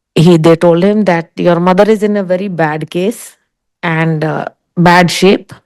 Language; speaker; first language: English; non-native, local second language; Punjabi